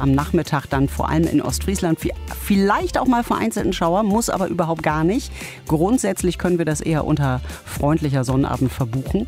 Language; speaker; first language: German; native; German